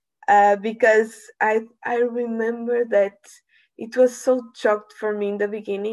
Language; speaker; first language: English; non-native, learner; Portuguese